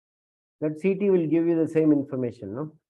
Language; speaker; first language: English; non-native, local second language; Kannada